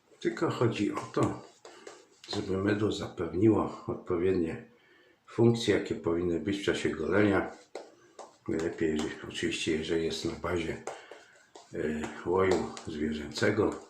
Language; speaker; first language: Polish; native; Polish